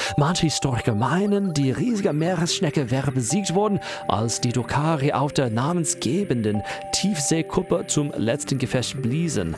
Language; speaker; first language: German; non-native, fluent; English